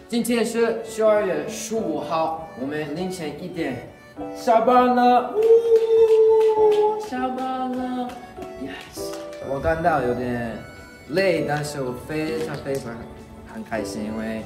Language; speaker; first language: Chinese; non-native, fluent; English